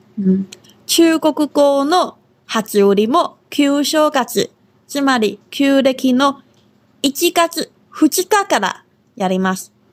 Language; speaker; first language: Japanese; non-native, fluent; Chinese